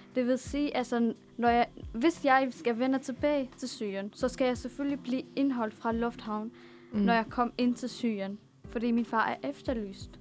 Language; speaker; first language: Danish; non-native, fluent; Arabic